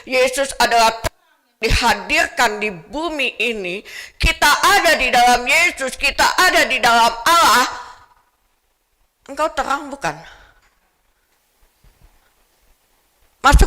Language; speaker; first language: Indonesian; native; Indonesian